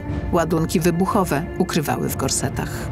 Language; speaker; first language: Polish; native; Polish